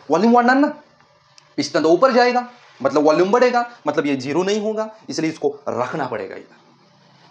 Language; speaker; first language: Hindi; non-native, local second language; Marathi